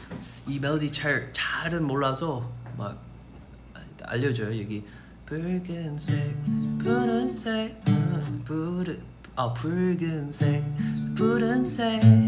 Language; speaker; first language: Korean; non-native, fluent; English